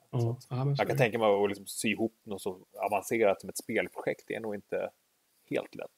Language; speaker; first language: Swedish; native; Swedish